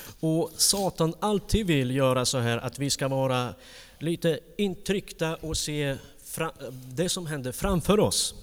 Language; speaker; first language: Swedish; non-native, fluent; Ukrainian